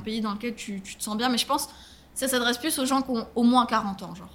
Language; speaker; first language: French; native; French